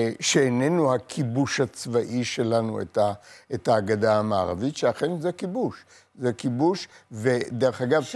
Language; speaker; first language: Hebrew; native; Hebrew